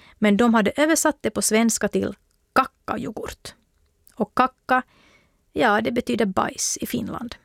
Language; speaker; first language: Swedish; native; Swedish